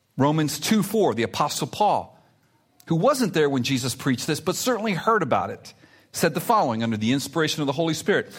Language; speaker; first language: English; early bilingual, other home language; Spanish